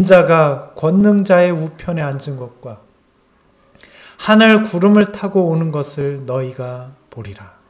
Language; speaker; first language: Korean; native; Korean